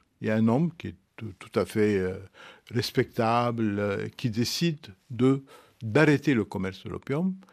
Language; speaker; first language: French; non-native, local second language; Arabic